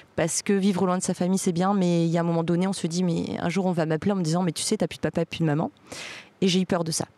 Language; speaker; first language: French; native; French